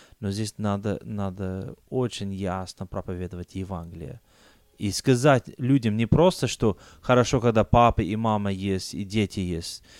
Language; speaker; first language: Russian; non-native, fluent; English